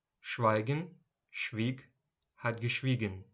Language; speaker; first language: German; non-native, learner; Ukrainian